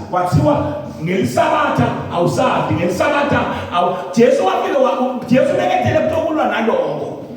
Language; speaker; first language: Zulu; non-native, local second language; Swati